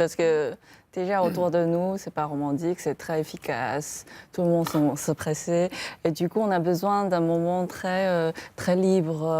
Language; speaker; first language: French; non-native, fluent; Chinese